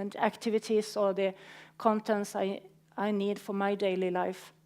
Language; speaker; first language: English; non-native, fluent; Swedish